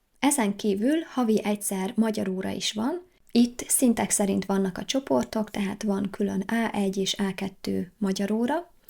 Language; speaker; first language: Hungarian; native; Hungarian